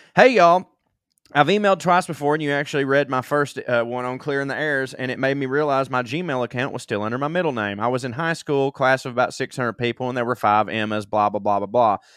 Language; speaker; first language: English; native; English